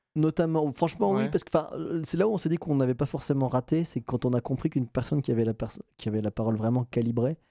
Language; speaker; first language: French; native; French